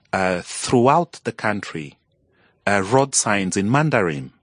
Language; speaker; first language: English; non-native, fluent; Portuguese